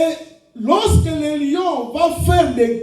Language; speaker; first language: French; non-native, local second language; Lingala